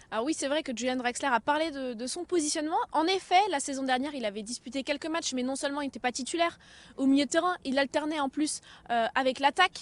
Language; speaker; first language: French; native; French